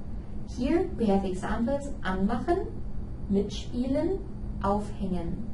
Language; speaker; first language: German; non-native, fluent; English